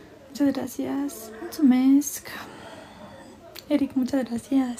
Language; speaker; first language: Spanish; non-native, fluent; Romanian